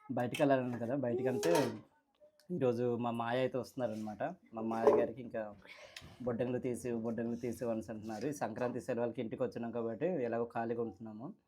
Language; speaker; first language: Telugu; non-native, local second language; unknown